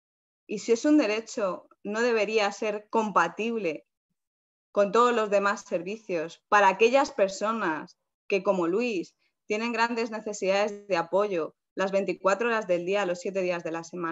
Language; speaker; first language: Spanish; native; Spanish